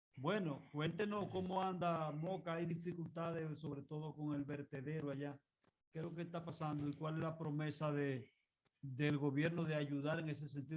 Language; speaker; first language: Spanish; native; Spanish